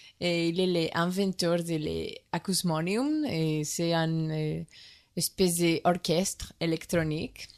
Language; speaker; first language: French; non-native, learner; Spanish